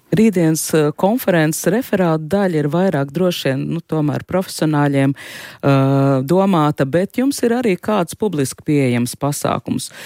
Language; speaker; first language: Latvian; native; Latvian